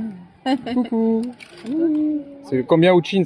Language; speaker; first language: French; native; French